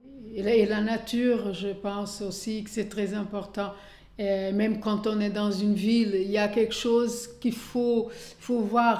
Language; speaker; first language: French; non-native, fluent; Portuguese